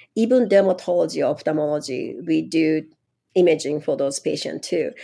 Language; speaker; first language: English; non-native, fluent; Japanese